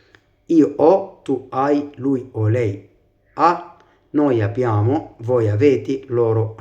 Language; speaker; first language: Italian; non-native, fluent; Arabic